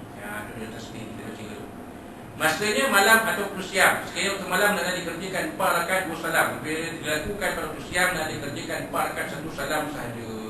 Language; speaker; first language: Malay; native; Malay